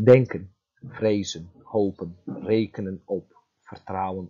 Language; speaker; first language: Dutch; non-native, fluent; Turkish